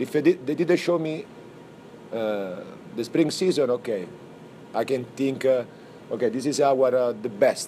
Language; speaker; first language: English; non-native, fluent; Italian